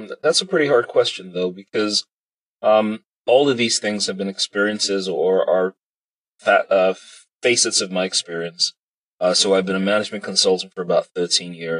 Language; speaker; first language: English; native; English